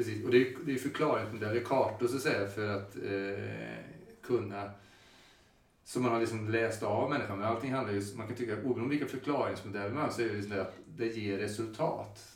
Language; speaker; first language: Swedish; native; Swedish